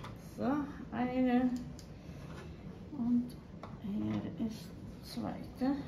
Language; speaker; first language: German; non-native, fluent; Croatian